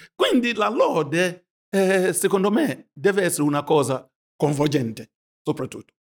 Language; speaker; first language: Italian; non-native, fluent; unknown